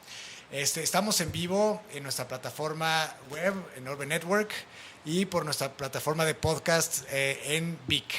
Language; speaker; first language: Spanish; native; Spanish